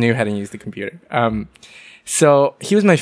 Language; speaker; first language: English; early bilingual, other home language; Vietnamese